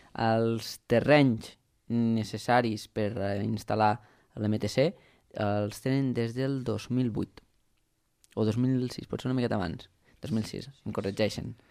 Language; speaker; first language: Catalan; native; Catalan